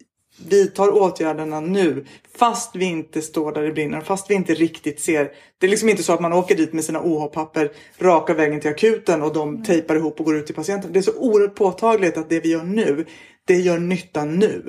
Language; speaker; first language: Swedish; native; Swedish